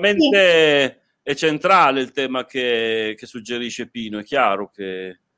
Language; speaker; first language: Italian; native; Italian